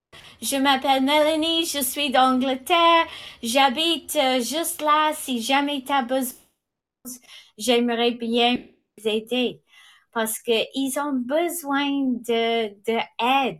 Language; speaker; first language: French; non-native, fluent; English